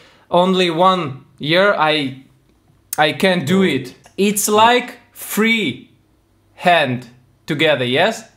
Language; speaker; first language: English; non-native, learner; Russian